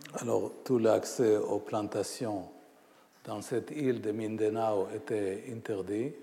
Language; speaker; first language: French; non-native, fluent; Hebrew